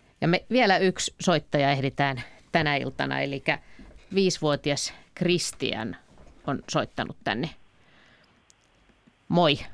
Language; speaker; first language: Finnish; native; Finnish